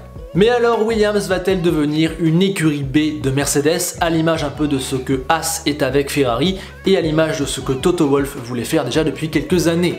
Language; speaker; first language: French; native; French